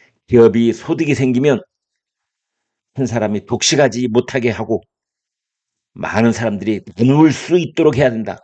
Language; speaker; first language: Korean; native; Korean